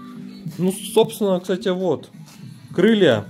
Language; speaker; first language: Russian; native; Russian